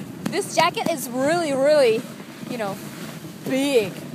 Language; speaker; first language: English; non-native, learner; Japanese